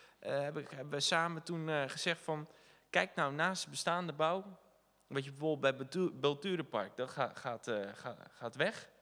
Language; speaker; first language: Dutch; native; Dutch